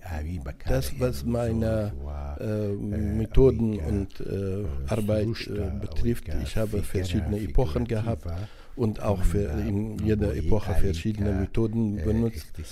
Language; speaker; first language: German; non-native, fluent; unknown